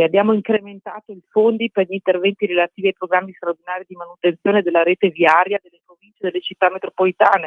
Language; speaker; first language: Italian; native; Italian